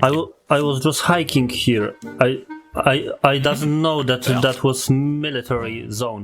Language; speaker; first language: English; non-native, learner; Polish